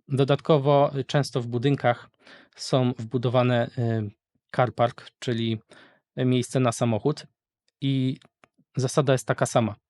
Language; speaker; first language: Polish; native; Polish